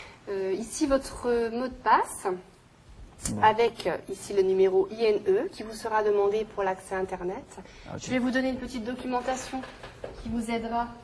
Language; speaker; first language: French; native; French